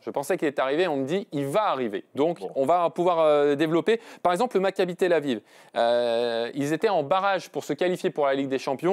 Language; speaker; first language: French; native; French